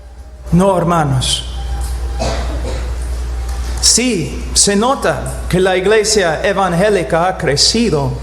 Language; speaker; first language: Spanish; non-native, fluent; English